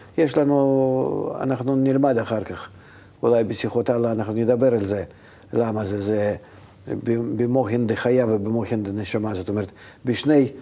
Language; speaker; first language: Hebrew; non-native, fluent; Russian